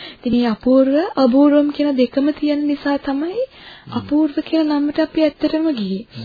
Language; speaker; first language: Sinhala; non-native, local second language; Tamil